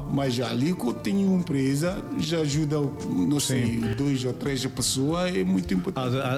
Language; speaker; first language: Portuguese; non-native, learner; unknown